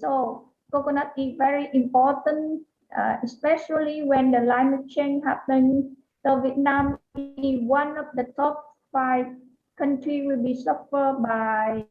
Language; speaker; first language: English; non-native, learner; Vietnamese